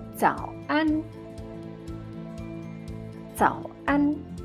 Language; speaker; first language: Chinese; non-native, fluent; Thai